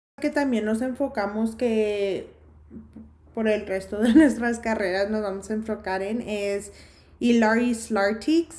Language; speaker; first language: Spanish; early bilingual, heritage; Spanish